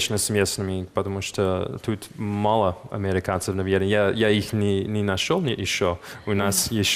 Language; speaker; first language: Russian; non-native, fluent; English